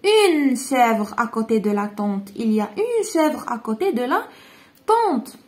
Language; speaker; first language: French; non-native, local second language; Arabic